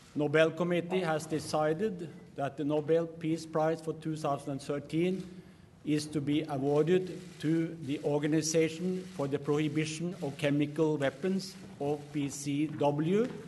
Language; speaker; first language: English; non-native, fluent; Norwegian